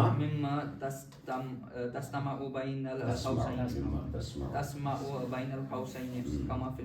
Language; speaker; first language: Arabic; non-native, learner; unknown